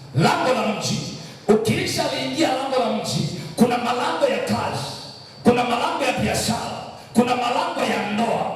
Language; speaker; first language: Swahili; native; Swahili